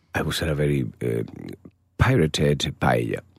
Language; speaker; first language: English; non-native, fluent; Spanish